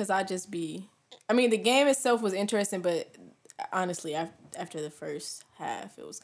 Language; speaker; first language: English; native; English